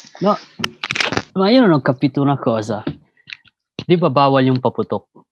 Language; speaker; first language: Italian; early bilingual, other home language; Filipino